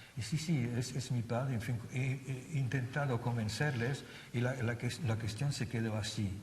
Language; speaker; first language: Spanish; non-native, fluent; German